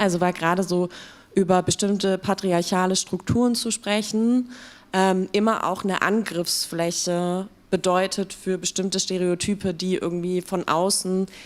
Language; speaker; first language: German; native; German